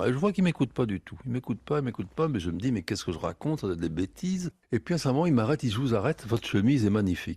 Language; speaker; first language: French; native; French